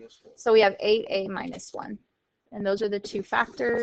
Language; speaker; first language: English; native; English